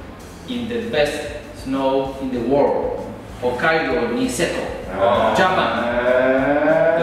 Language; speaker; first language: English; non-native, learner; Spanish